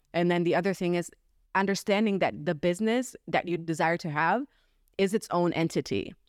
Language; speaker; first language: English; non-native, fluent; German